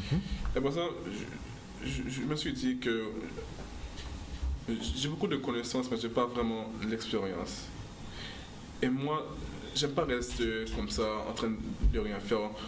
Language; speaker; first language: French; non-native, local second language; English